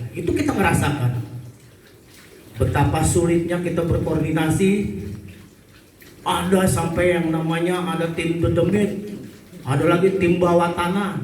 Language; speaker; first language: Indonesian; native; Indonesian